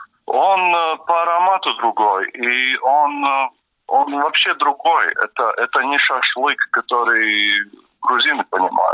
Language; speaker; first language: Russian; non-native, local second language; Latvian